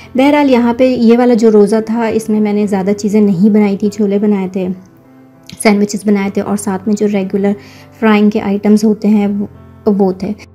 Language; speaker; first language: Urdu; native; Urdu